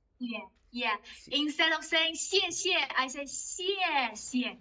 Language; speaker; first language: English; non-native, fluent; Chinese